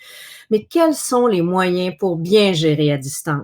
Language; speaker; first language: French; native; French